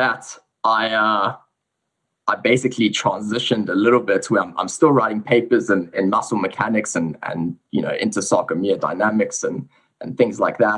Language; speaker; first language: English; native; English